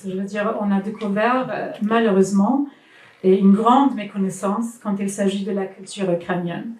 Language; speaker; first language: French; non-native, fluent; Swedish